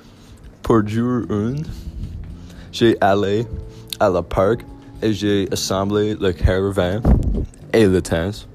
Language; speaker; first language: French; non-native, learner; English